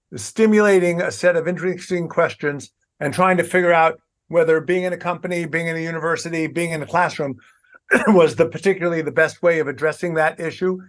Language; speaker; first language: English; native; English